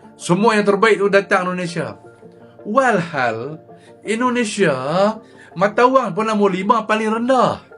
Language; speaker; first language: Malay; native; Malay